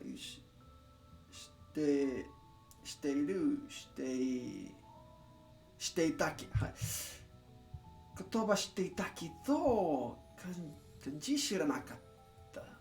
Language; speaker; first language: Japanese; non-native, learner; English